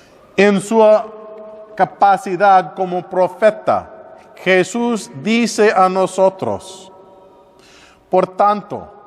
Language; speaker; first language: Spanish; non-native, learner; English